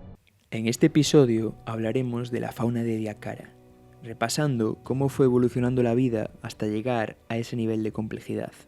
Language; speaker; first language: Spanish; native; Spanish